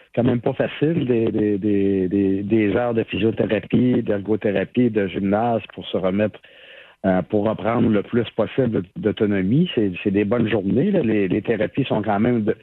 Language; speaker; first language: French; native; French